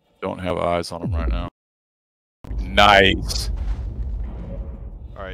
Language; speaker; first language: English; native; English